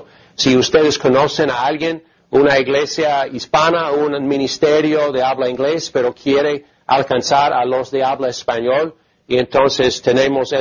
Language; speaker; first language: Spanish; non-native, fluent; English